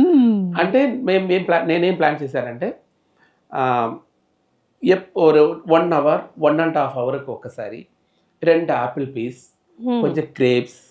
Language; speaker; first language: Telugu; non-native, local second language; Tamil